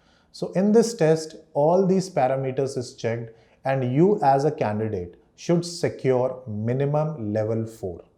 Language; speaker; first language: English; non-native, local second language; Hindi